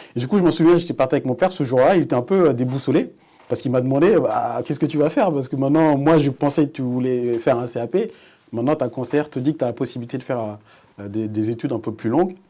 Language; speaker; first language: French; early bilingual, other home language; Wolof